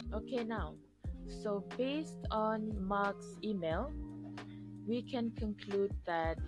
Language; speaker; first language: English; non-native, local second language; Malay